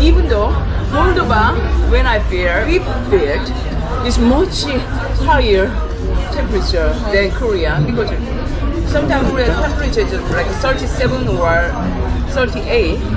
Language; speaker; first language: English; non-native, fluent; Korean